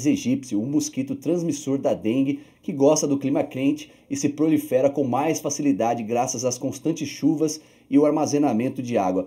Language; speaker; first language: Portuguese; native; Portuguese